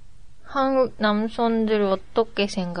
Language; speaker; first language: Korean; non-native, learner; Japanese